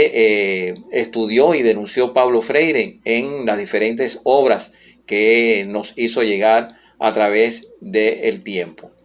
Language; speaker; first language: Spanish; native; Spanish